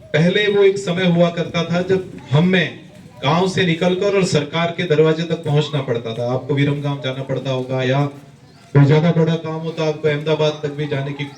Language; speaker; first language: Hindi; native; Hindi